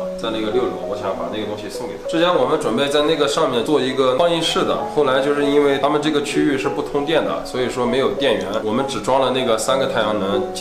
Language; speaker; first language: Chinese; native; Chinese